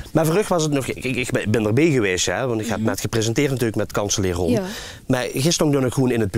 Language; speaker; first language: Dutch; native; Dutch